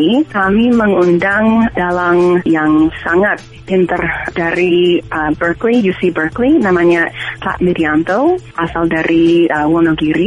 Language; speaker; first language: Indonesian; non-native, fluent; English